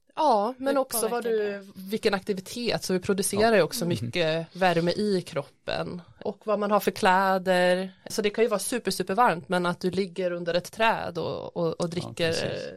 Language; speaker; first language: Swedish; native; Swedish